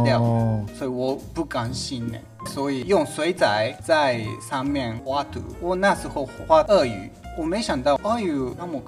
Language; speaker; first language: Chinese; non-native, learner; Japanese